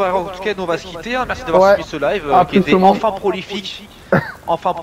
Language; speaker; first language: French; native; French